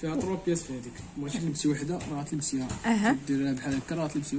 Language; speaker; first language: Arabic; native; Arabic